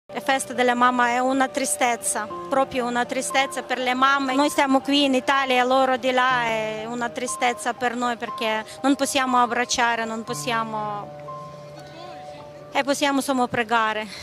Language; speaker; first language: Italian; non-native, fluent; Ukrainian